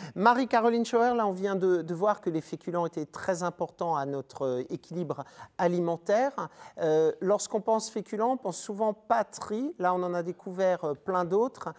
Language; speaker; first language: French; native; French